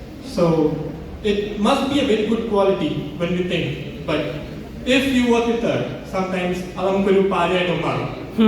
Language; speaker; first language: English; non-native, local second language; Malayalam